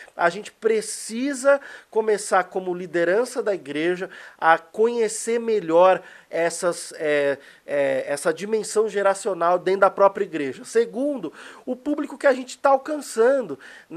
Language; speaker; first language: Portuguese; native; Portuguese